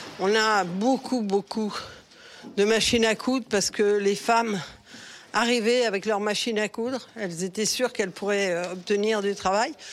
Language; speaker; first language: French; early bilingual, other home language; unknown